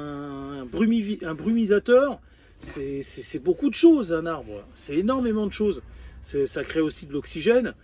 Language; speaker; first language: French; native; French